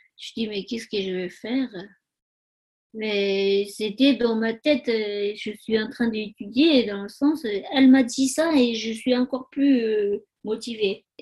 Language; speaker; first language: French; non-native, learner; Tibetan